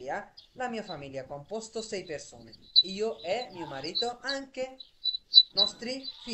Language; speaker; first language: Italian; non-native, fluent; Bangla